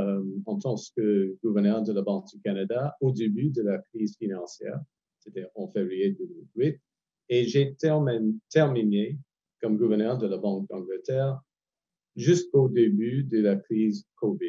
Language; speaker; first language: French; non-native, fluent; English